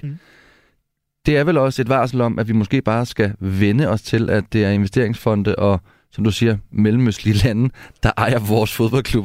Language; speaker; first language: Danish; native; Danish